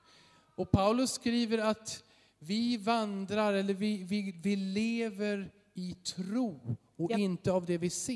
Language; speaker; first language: Swedish; native; Swedish